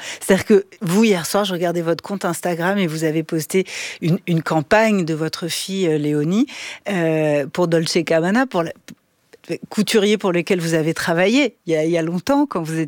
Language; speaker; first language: French; native; French